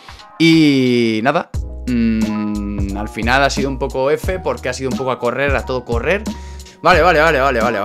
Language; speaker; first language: Spanish; native; Spanish